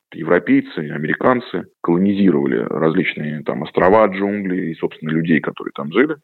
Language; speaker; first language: Russian; native; Russian